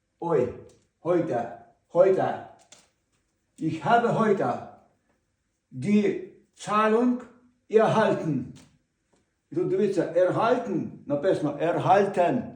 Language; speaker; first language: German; non-native, learner; Ukrainian